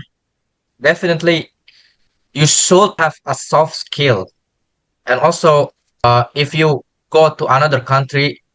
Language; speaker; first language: English; non-native, learner; Indonesian